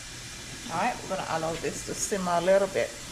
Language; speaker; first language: English; non-native, local second language; Jamaican Creole English